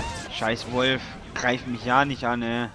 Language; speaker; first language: German; native; German